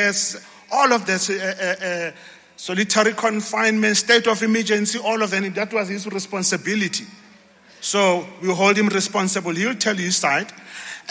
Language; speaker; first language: English; non-native, local second language; Zulu